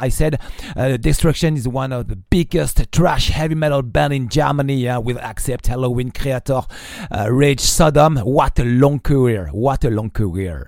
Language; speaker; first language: English; non-native, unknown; French